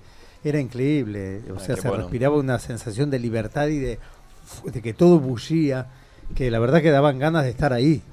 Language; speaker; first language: Spanish; native; Spanish